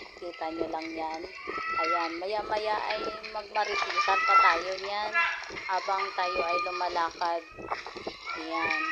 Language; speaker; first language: Filipino; non-native, local second language; Hiligaynon